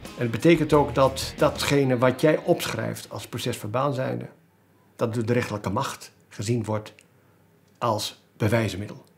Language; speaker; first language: Dutch; native; Dutch